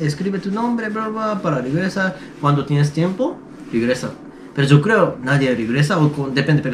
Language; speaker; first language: Spanish; non-native, learner; Japanese